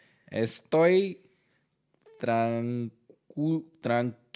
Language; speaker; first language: Spanish; non-native, learner; Hindi